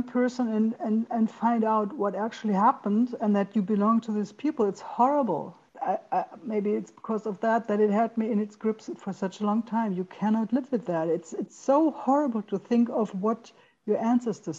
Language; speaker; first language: English; non-native, fluent; German